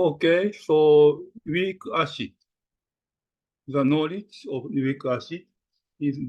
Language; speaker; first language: English; non-native, fluent; Japanese